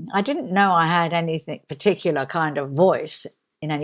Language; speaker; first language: English; native; English